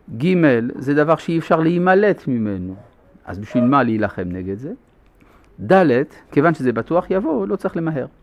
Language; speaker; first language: Hebrew; non-native, fluent; French